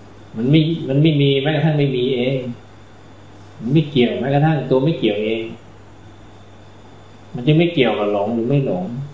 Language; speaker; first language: Thai; native; Thai